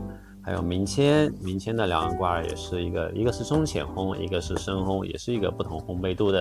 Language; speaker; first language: Chinese; native; Chinese